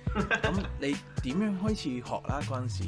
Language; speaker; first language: Cantonese; non-native, fluent; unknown